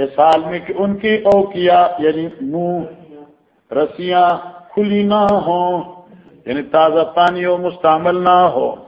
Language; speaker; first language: Urdu; non-native, local second language; Northern Hindko